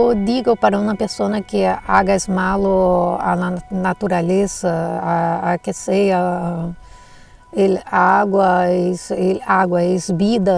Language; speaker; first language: Spanish; non-native, learner; Portuguese